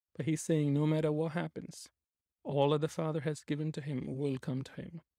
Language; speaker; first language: English; non-native, local second language; Malayalam